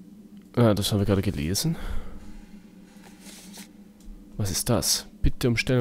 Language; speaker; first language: German; native; German